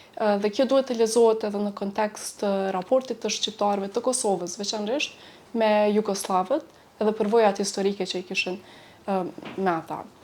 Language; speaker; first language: Albanian; native; Albanian